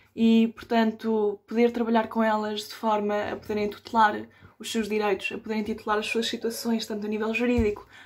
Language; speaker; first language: Portuguese; early bilingual, other home language; Spanish